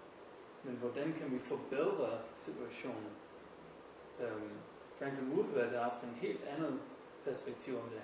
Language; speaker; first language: Danish; non-native, fluent; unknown